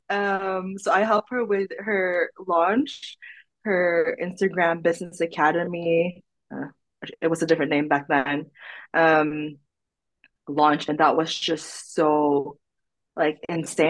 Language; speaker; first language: English; non-native, local second language; Filipino